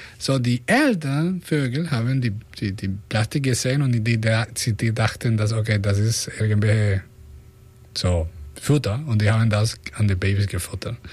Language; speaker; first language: German; non-native, fluent; Spanish